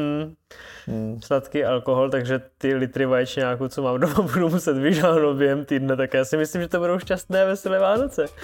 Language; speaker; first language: Czech; native; Czech